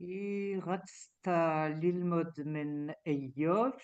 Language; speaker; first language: Hebrew; non-native, learner; French